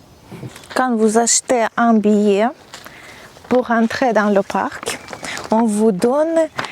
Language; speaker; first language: French; non-native, fluent; Russian